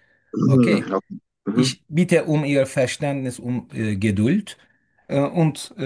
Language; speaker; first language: German; non-native, fluent; Turkish